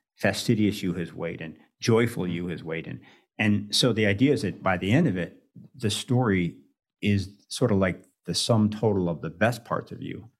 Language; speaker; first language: English; native; English